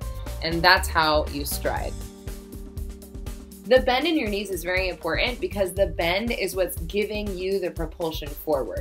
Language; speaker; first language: English; native; English